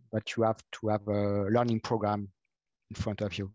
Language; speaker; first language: English; non-native, fluent; French